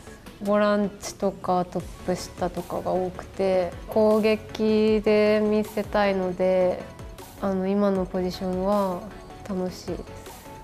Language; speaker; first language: Japanese; native; Japanese